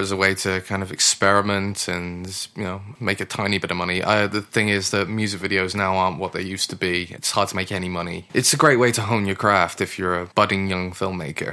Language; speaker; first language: English; native; English